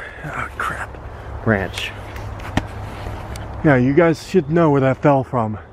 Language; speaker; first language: English; native; English